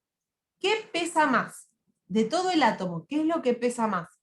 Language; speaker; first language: Spanish; native; Spanish